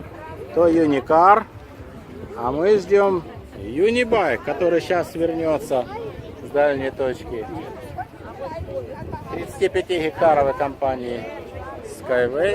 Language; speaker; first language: Russian; native; Russian